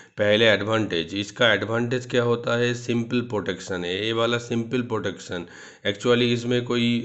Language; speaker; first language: Hindi; non-native, local second language; Bangla